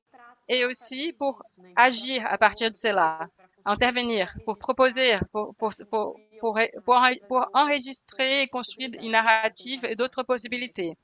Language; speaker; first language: French; non-native, fluent; Portuguese